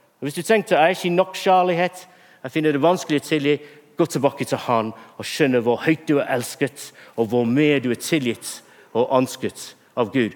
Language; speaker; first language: Norwegian; non-native, fluent; English